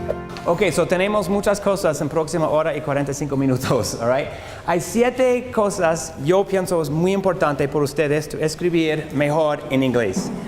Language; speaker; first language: Spanish; non-native, learner; English